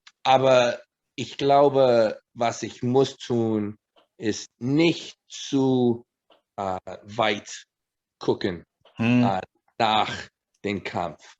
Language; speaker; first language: German; non-native, learner; English